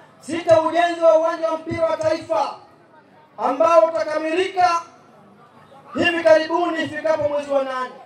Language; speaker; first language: Swahili; native; Swahili